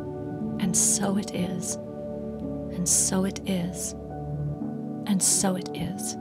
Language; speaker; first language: English; native; English